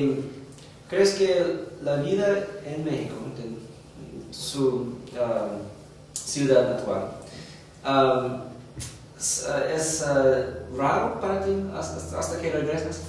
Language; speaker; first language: Spanish; non-native, learner; English